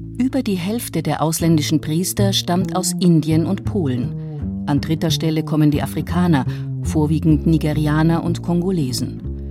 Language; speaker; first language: German; native; German